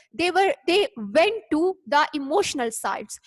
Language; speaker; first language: English; non-native, local second language; Urdu